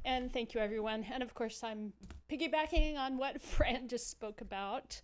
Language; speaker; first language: English; native; English